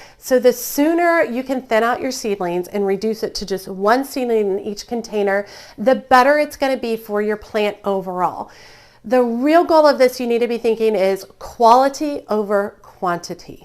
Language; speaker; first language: English; native; English